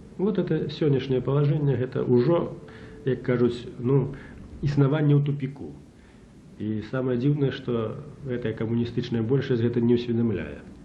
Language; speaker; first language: Belarusian; native; Belarusian